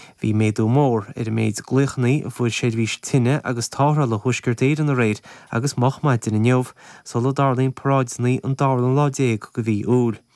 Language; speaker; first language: Irish; native; Irish